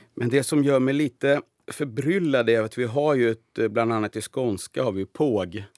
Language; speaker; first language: Swedish; native; Swedish